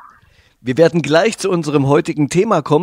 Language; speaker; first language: German; native; German